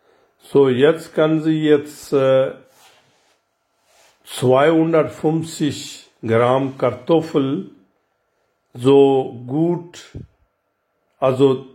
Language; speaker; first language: German; non-native, learner; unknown